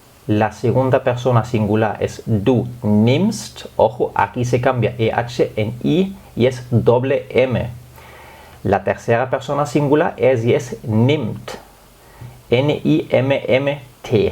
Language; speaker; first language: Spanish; non-native, fluent; German